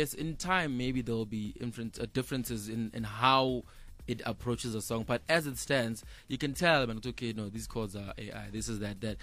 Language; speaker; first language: English; non-native, local second language; Zulu